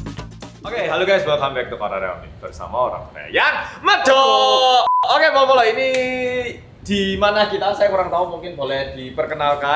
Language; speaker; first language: Indonesian; early bilingual, other home language; Korean